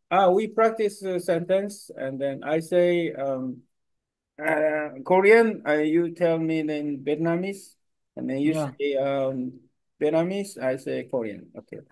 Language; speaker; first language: English; non-native, learner; Korean